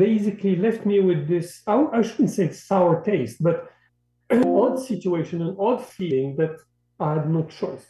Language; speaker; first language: English; non-native, fluent; Arabic